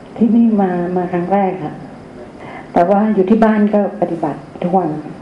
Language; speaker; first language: Thai; native; Thai